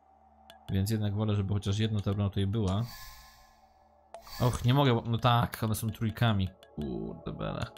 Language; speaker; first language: Polish; native; Polish